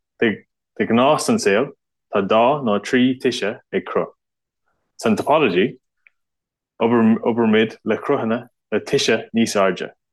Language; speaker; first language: Irish; non-native, local second language; English